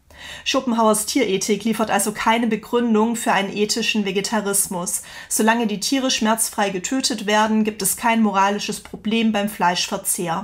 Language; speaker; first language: German; native; German